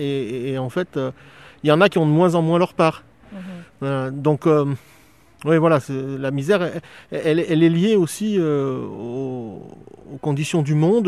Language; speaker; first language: French; native; French